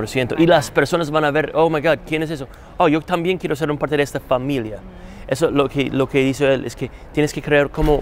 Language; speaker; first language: Spanish; non-native, fluent; English